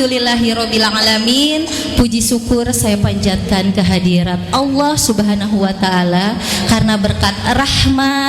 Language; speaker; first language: Indonesian; native; Indonesian